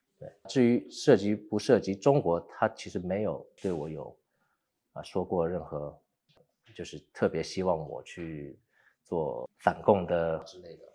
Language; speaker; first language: Chinese; early bilingual, heritage; Chinese